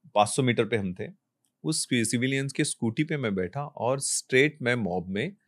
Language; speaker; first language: Hindi; non-native, local second language; Marathi